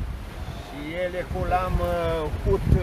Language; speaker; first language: Hebrew; non-native, learner; Romanian